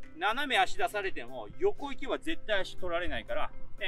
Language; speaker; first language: Japanese; native; Japanese